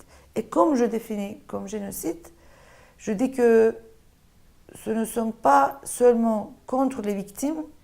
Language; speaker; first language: French; non-native, fluent; Turkish